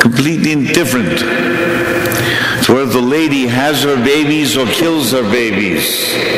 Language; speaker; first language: English; native; English